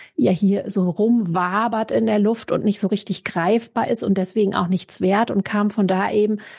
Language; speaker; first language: German; native; German